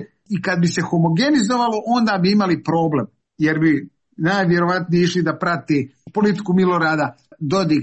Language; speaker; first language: Serbian; native; Serbian